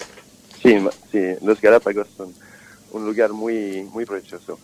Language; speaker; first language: Spanish; non-native, fluent; French